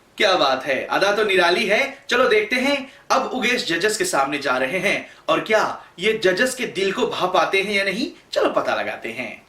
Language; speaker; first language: Hindi; native; Hindi